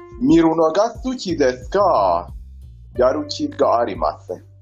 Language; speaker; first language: Japanese; non-native, learner; Persian